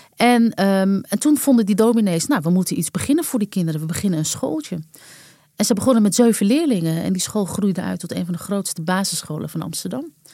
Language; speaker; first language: Dutch; early bilingual, other home language; Arabic